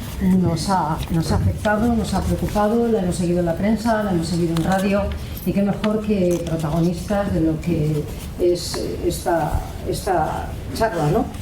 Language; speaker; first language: Spanish; native; Spanish